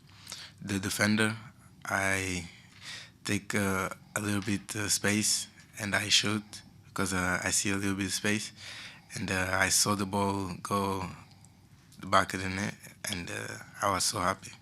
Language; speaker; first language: English; non-native, fluent; Portuguese